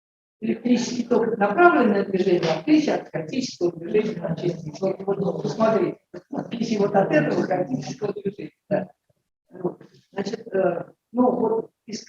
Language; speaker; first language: Russian; native; Russian